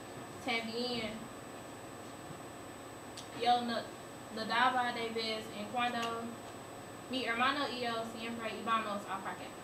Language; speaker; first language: Spanish; non-native, learner; English